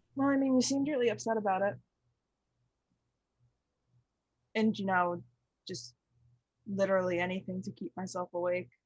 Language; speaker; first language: English; native; English